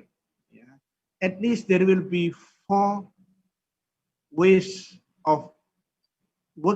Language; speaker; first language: English; non-native, fluent; Indonesian